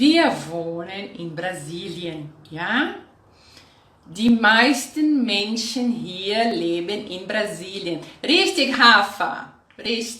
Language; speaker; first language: German; non-native, fluent; Portuguese